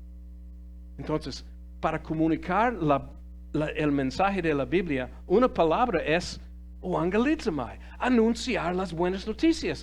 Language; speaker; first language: Spanish; non-native, fluent; English